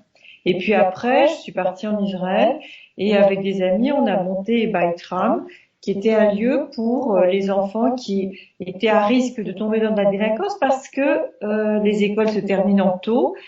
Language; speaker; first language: French; native; French